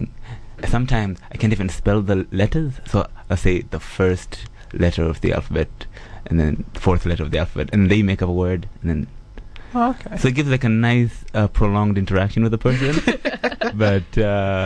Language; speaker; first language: English; non-native, local second language; Swahili